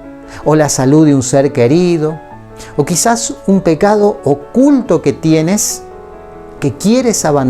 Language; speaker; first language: Spanish; native; Spanish